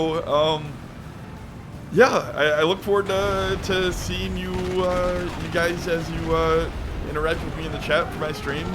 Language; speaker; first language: English; native; English